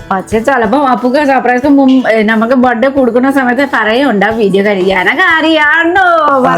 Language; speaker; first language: Malayalam; non-native, learner; Nepali